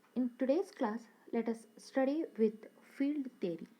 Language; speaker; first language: English; non-native, local second language; Kannada